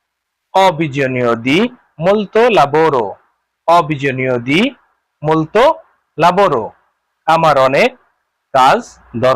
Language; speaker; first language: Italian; non-native, learner; Bangla